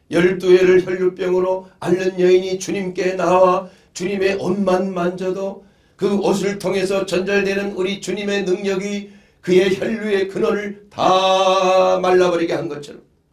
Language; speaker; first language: Korean; native; Korean